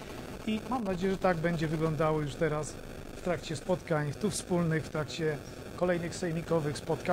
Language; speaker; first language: Polish; native; Polish